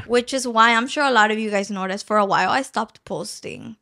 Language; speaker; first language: English; early bilingual, other home language; Spanish